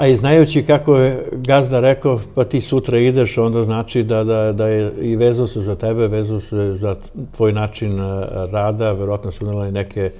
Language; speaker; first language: Croatian; native; Croatian